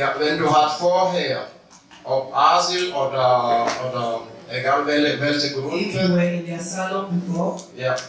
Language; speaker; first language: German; non-native, learner; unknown